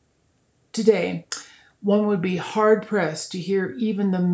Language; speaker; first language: English; native; English